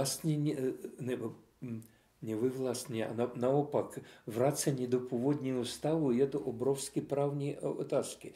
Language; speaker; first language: Czech; non-native, fluent; Russian